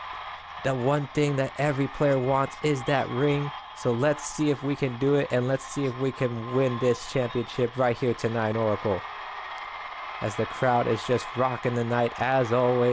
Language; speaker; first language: English; native; English